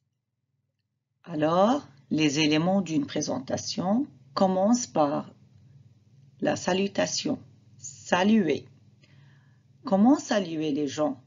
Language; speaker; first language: French; non-native, fluent; Arabic